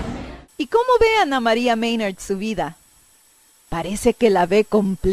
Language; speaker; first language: Spanish; native; Spanish